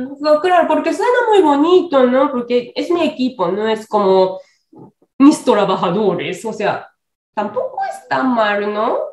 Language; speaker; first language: Spanish; non-native, fluent; Japanese